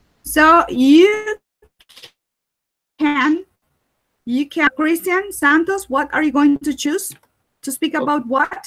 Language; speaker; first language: English; non-native, fluent; Spanish